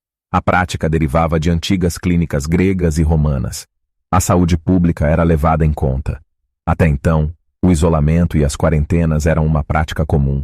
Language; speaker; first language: Portuguese; native; Portuguese